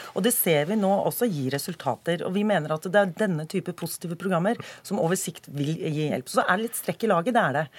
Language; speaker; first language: Norwegian; native; Norwegian